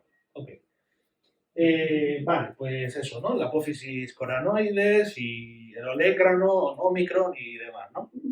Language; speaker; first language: Spanish; native; Spanish